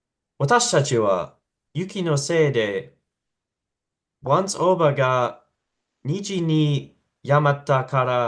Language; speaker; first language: Japanese; non-native, learner; English